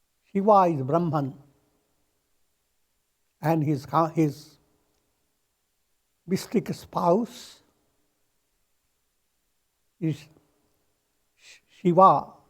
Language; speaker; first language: English; non-native, local second language; Hindi